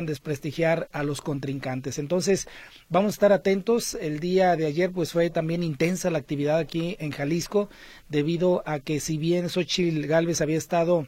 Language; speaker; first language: Spanish; native; Spanish